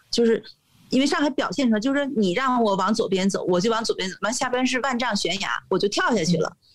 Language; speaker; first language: Chinese; native; Chinese